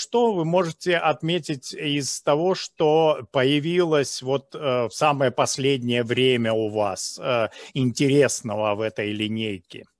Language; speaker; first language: Russian; native; Russian